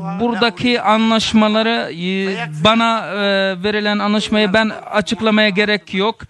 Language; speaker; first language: Turkish; non-native, fluent; Arabic